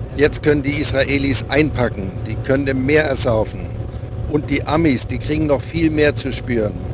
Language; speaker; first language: German; native; German